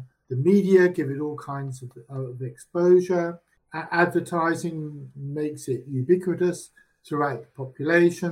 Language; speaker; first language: English; native; English